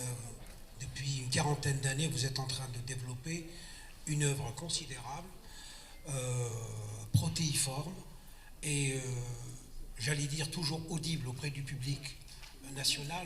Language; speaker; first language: French; non-native, local second language; Kabyle